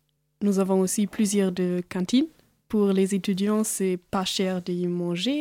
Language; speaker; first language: French; non-native, learner; German